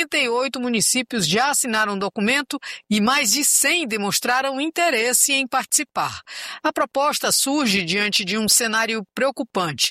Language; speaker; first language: Portuguese; native; Portuguese